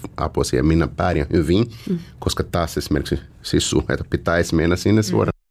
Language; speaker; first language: Finnish; non-native, learner; Portuguese